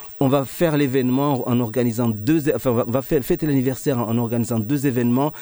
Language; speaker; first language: French; early bilingual, other home language; Ngazidja Comorian